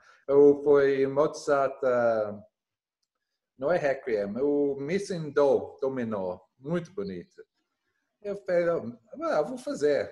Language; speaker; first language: Portuguese; non-native, learner; English